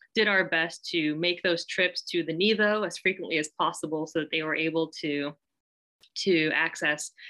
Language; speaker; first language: English; native; English